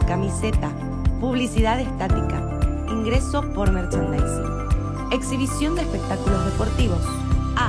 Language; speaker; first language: Spanish; native; Spanish